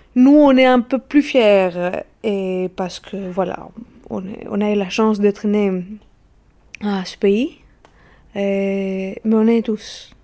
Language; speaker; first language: French; non-native, fluent; Greek